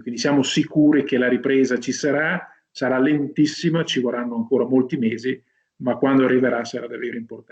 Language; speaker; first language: Italian; native; Italian